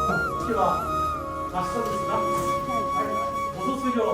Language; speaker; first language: Japanese; native; Japanese